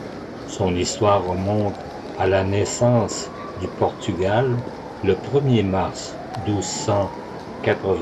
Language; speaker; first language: French; native; French